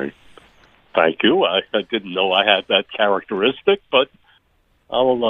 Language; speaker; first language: English; native; English